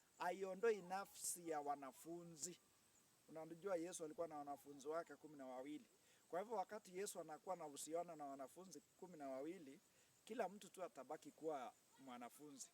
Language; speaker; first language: Swahili; non-native, local second language; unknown